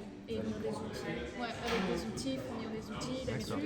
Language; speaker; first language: French; native; French